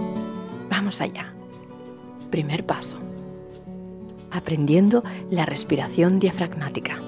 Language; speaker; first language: Spanish; native; Spanish